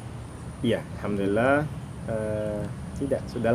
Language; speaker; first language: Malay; non-native, fluent; Arabic